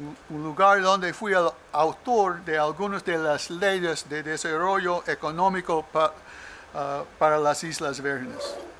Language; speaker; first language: Spanish; non-native, learner; English